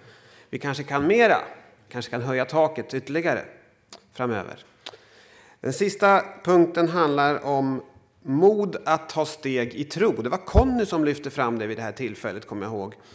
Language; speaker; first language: Swedish; native; Swedish